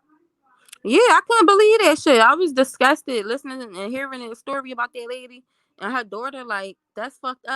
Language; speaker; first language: English; native; English